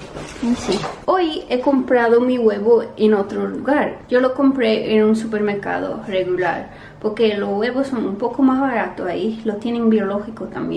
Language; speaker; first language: Spanish; early bilingual, heritage; Spanish